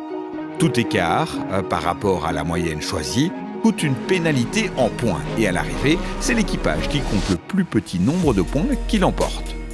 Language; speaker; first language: French; native; French